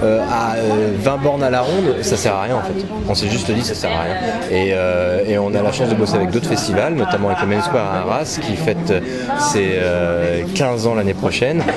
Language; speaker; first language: French; native; French